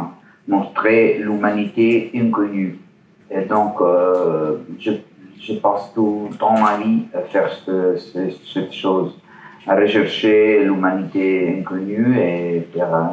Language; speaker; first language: French; non-native, learner; Italian